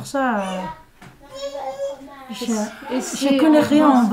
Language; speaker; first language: French; non-native, learner; Somali